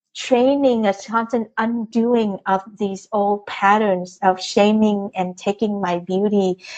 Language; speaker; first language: English; early bilingual, other home language; Vietnamese